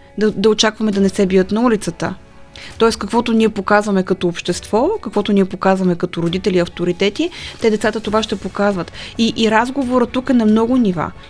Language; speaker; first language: Bulgarian; native; Bulgarian